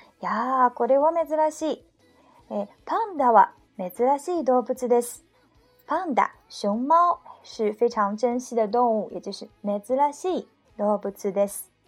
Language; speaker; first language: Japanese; non-native, fluent; Chinese